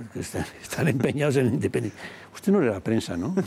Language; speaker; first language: Spanish; native; Spanish